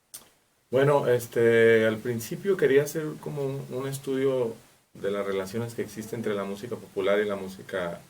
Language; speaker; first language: Spanish; native; Spanish